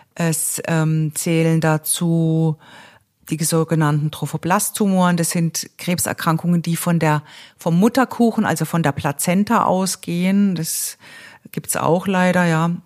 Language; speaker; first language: German; native; German